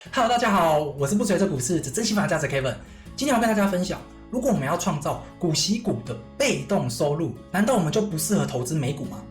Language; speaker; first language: Chinese; native; Chinese